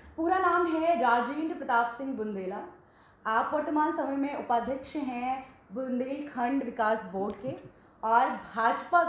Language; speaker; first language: Hindi; native; Hindi